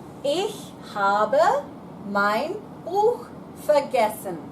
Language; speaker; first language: German; non-native, fluent; English